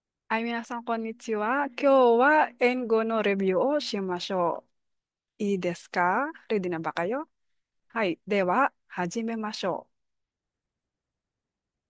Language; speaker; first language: Japanese; non-native, fluent; Filipino